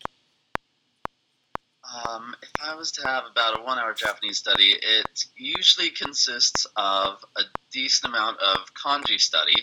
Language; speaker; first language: English; native; English